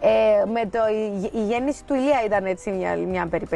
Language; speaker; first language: Greek; native; Greek